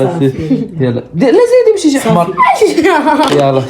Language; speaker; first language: Arabic; native; Arabic